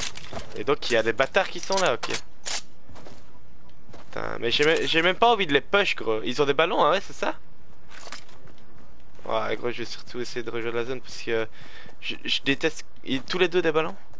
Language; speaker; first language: French; native; French